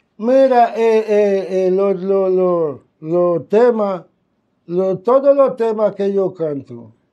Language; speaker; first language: Spanish; non-native, fluent; Haitian Creole